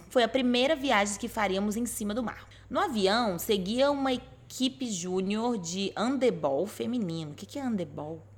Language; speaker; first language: Portuguese; native; Portuguese